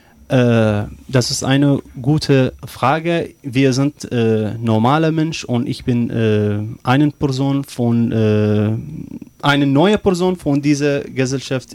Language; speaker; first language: German; non-native, learner; Arabic